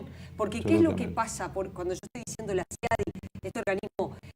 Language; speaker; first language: Spanish; native; Spanish